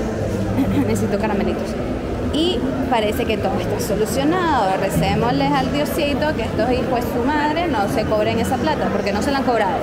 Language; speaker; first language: Spanish; native; Spanish